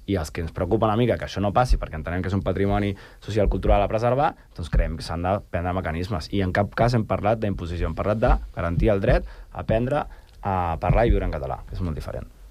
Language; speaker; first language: Catalan; early bilingual, other home language; Spanish